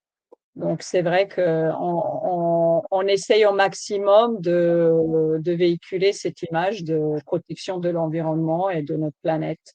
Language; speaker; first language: French; native; French